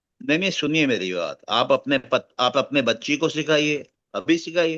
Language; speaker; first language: Hindi; native; Hindi